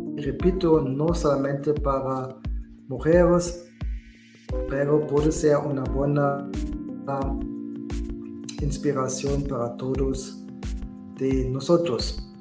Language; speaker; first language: Spanish; non-native, learner; German